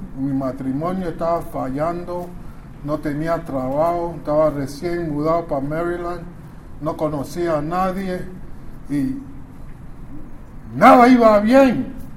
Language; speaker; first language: Spanish; early bilingual, other home language; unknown